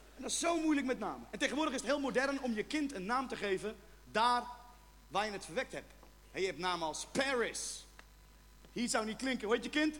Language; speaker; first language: Dutch; non-native, fluent; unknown